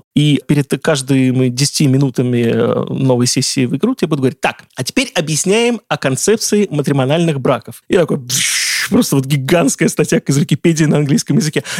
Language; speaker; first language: Russian; native; Russian